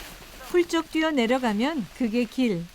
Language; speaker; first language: Korean; native; Korean